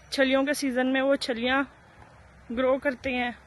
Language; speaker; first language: Hindi; early bilingual, other home language; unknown